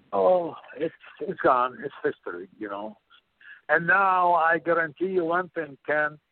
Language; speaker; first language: English; non-native, fluent; Arabic